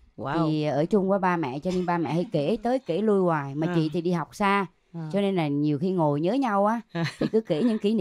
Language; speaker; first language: Vietnamese; native; Vietnamese